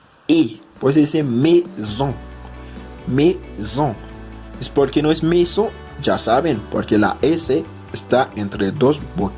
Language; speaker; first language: Spanish; non-native, fluent; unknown